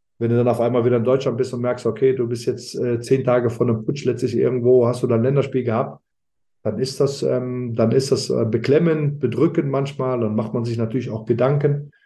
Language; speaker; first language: German; early bilingual, other home language; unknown